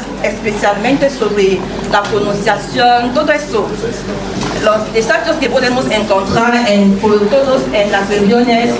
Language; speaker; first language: Spanish; non-native, fluent; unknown